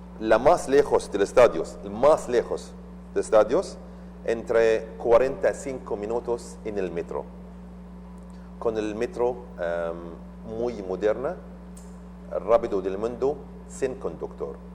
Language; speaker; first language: Spanish; non-native, learner; Arabic